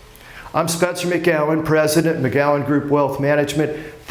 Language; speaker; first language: English; native; English